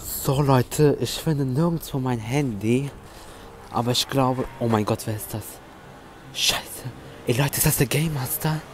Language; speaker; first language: German; early bilingual, other home language; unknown